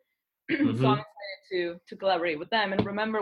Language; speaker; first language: English; non-native, fluent; Spanish